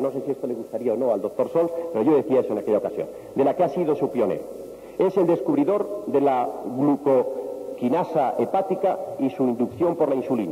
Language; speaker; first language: Spanish; native; Spanish